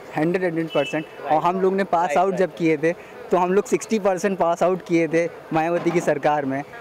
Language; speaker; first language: Hindi; native; Hindi